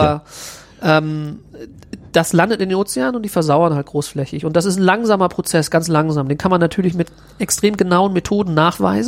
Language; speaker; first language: German; native; German